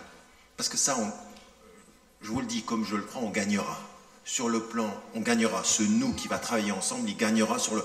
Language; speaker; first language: French; native; French